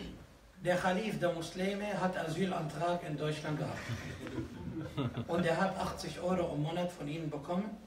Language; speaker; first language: German; non-native, fluent; Arabic